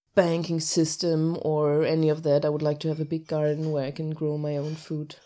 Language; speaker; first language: English; non-native, fluent; German